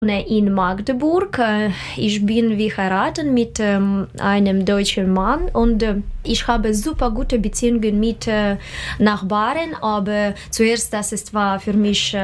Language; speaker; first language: German; non-native, learner; Russian